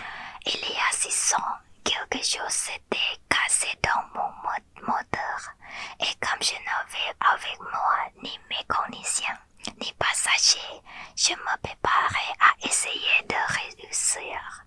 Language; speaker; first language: French; non-native, learner; Thai